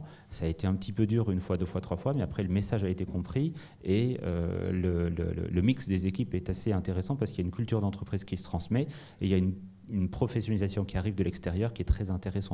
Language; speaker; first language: French; native; French